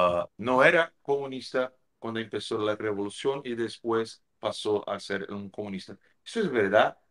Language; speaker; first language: Spanish; non-native, fluent; Portuguese